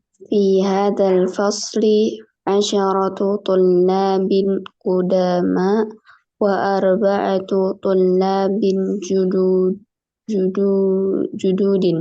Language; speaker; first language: Arabic; non-native, learner; Indonesian